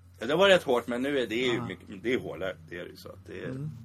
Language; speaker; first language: Swedish; native; Swedish